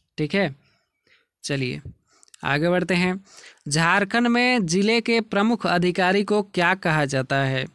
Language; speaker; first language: Hindi; native; Hindi